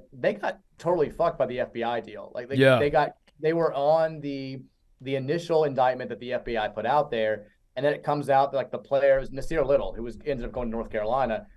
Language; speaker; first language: English; native; English